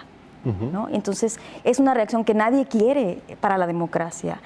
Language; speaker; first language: Spanish; native; Spanish